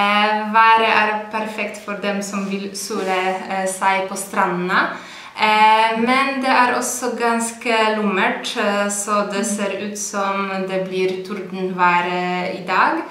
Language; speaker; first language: Norwegian; non-native, fluent; Polish